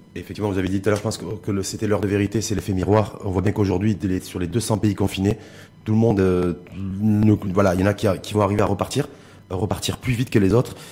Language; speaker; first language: French; non-native, local second language; Arabic